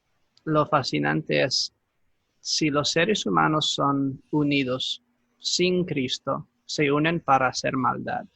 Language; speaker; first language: Spanish; non-native, fluent; English